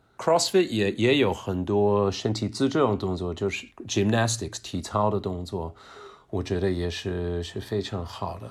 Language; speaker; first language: Chinese; non-native, fluent; English